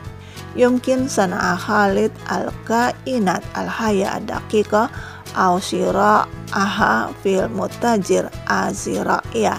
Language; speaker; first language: Arabic; non-native, fluent; Indonesian